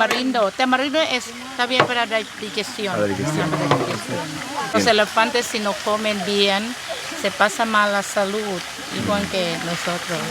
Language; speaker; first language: Spanish; non-native, learner; Thai